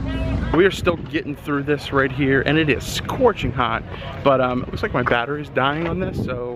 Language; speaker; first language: English; native; English